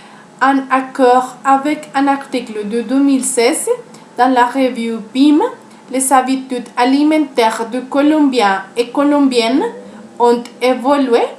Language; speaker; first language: French; non-native, learner; Spanish